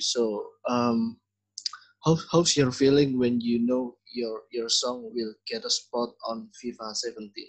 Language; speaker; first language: English; non-native, learner; Indonesian